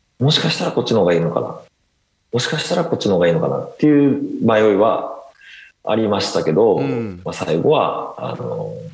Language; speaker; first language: Japanese; native; Japanese